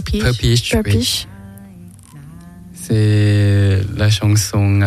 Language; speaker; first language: French; non-native, learner; Thai